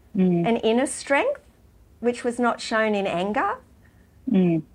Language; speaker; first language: English; native; English